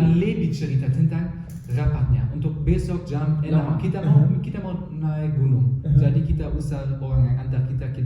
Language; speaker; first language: Indonesian; non-native, fluent; German